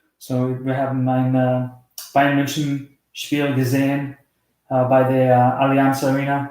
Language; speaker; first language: German; early bilingual, heritage; German